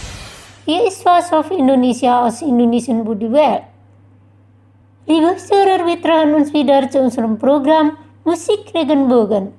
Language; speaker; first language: German; non-native, fluent; Indonesian